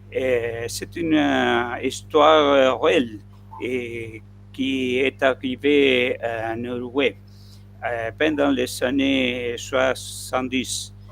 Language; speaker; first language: French; non-native, fluent; Spanish